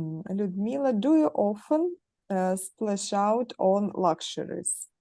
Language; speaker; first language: English; non-native, learner; Russian